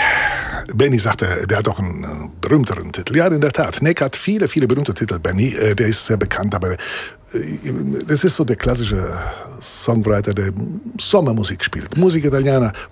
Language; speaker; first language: German; early bilingual, other home language; Italian